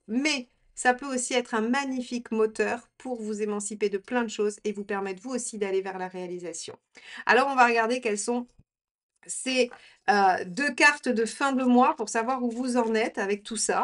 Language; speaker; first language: French; native; French